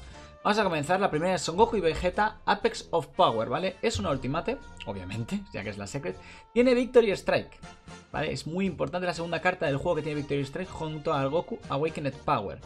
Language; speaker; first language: Spanish; native; Spanish